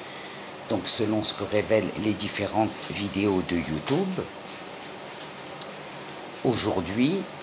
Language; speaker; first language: French; non-native, local second language; Arabic